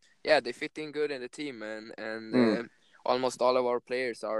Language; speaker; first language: English; non-native, fluent; Swedish